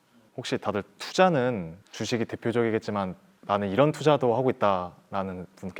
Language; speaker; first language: Korean; native; Korean